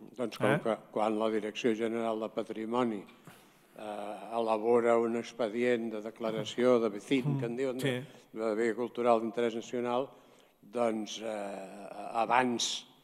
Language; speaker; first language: Catalan; native; Catalan